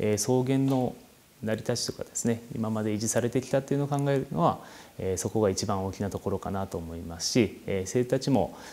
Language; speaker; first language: Japanese; native; Japanese